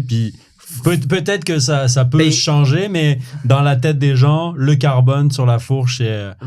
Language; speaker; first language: French; native; French